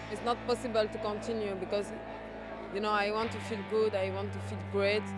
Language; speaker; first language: English; non-native, learner; French